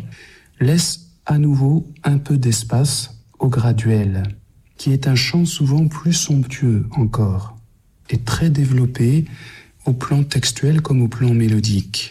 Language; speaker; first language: French; native; French